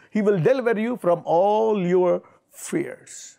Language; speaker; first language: English; non-native, local second language; Telugu